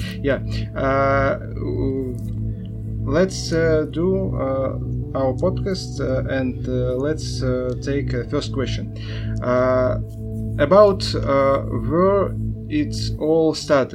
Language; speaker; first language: English; non-native, learner; Russian